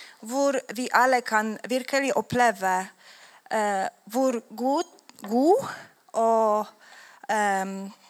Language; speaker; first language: Swedish; non-native, learner; Polish